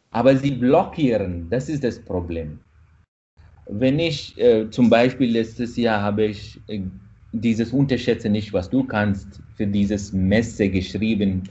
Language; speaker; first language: German; non-native, fluent; Malayalam